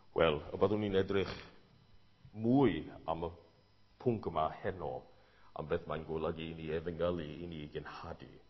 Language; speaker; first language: Welsh; non-native, fluent; English